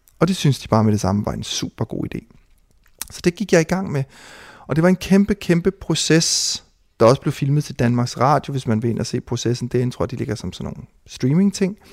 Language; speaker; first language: Danish; native; Danish